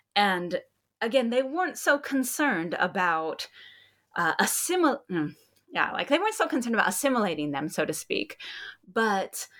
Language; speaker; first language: English; native; English